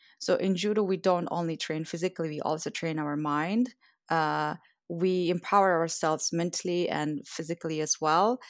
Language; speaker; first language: English; non-native, fluent; Persian